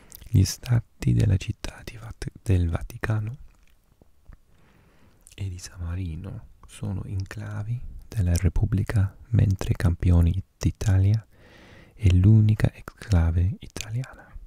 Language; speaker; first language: Italian; non-native, learner; Welsh